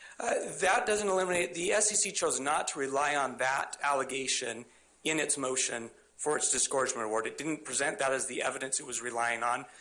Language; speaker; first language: English; native; English